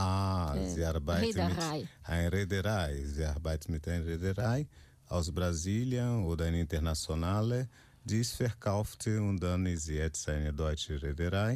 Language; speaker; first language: German; non-native, fluent; Portuguese